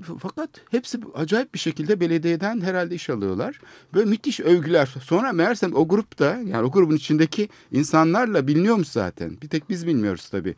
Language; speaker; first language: Turkish; native; Turkish